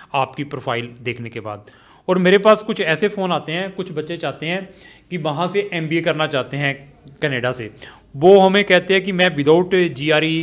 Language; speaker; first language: Hindi; non-native, local second language; Punjabi